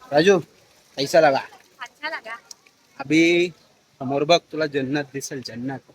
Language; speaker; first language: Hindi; non-native, local second language; Marathi